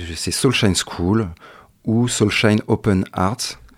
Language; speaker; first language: French; native; French